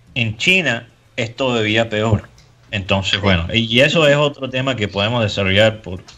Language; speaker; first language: Spanish; early bilingual, heritage; Spanish